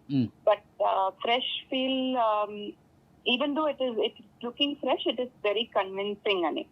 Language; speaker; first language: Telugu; non-native, local second language; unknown